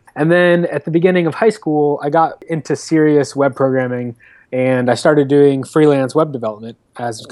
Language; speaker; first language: English; native; English